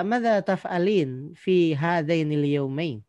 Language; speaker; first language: Arabic; non-native, fluent; Indonesian